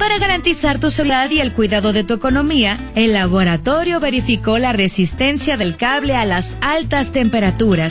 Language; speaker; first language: Spanish; native; Spanish